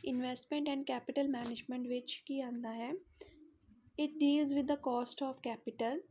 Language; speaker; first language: English; non-native, local second language; Punjabi